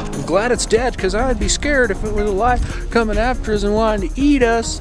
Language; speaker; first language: English; native; English